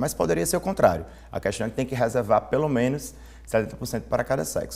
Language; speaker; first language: Portuguese; native; Portuguese